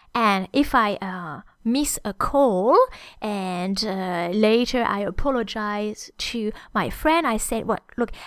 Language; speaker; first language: English; non-native, fluent; French